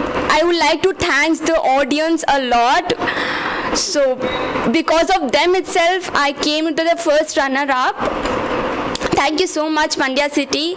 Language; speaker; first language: English; non-native, local second language; Kannada